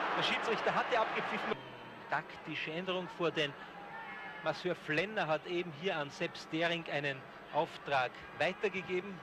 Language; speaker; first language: German; native; German